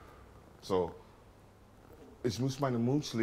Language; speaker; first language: German; non-native, learner; English